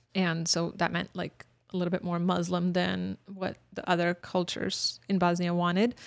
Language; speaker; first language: English; early bilingual, other home language; Bosnian